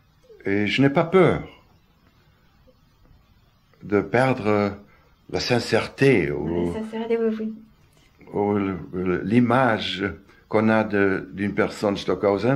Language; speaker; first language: French; non-native, fluent; German